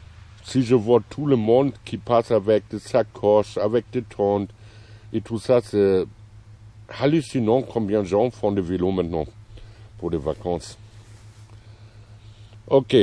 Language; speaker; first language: French; non-native, fluent; German